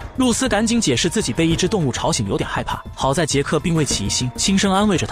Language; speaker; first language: Chinese; native; Chinese